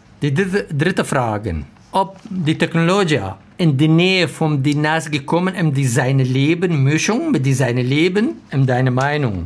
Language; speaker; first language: German; non-native, learner; Arabic